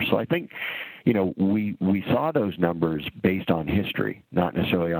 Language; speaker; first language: English; native; English